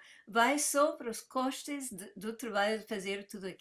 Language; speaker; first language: Portuguese; non-native, fluent; English